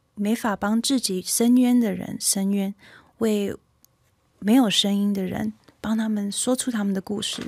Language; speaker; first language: Chinese; early bilingual, heritage; Chinese